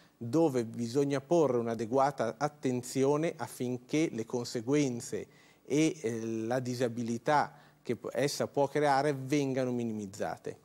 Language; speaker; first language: Italian; native; Italian